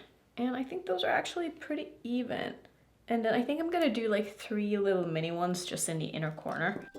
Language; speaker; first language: English; native; English